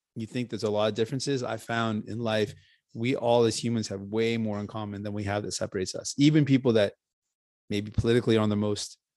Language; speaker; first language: English; native; English